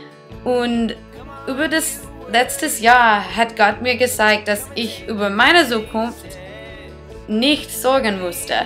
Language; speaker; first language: German; non-native, learner; English